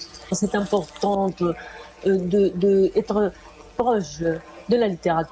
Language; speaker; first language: French; non-native, fluent; Spanish